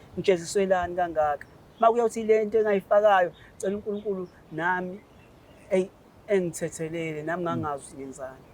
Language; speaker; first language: Zulu; native; Zulu